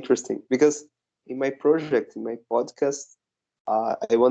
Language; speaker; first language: English; non-native, learner; Portuguese